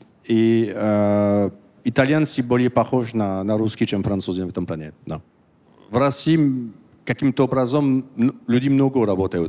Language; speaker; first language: Russian; non-native, learner; French